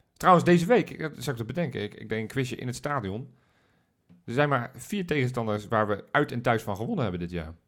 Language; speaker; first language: Dutch; native; Dutch